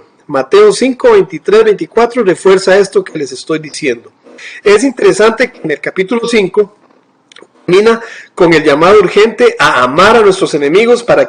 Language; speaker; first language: Spanish; native; Spanish